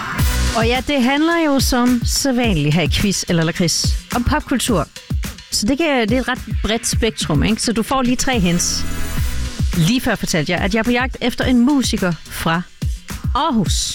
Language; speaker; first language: Danish; native; Danish